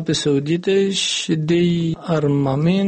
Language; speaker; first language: Romanian; non-native, learner; Arabic